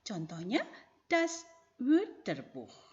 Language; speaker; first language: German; non-native, fluent; Indonesian